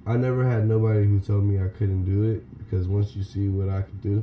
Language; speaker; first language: English; native; English